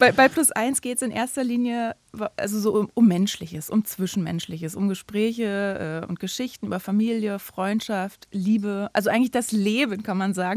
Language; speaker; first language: German; native; German